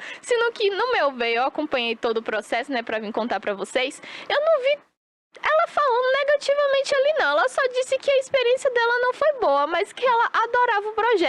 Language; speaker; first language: Portuguese; native; Portuguese